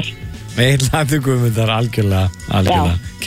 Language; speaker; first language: Icelandic; native; Icelandic